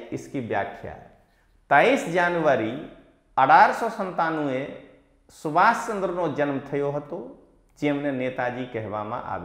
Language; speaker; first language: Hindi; non-native, local second language; Gujarati